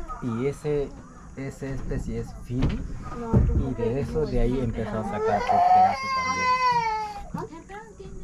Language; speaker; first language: Spanish; non-native, local second language; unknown